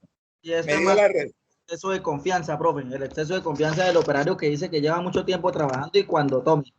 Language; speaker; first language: Spanish; native; Spanish